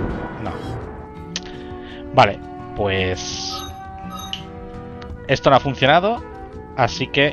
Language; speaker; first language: Spanish; native; Spanish